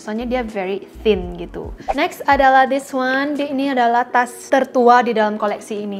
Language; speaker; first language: Indonesian; native; Indonesian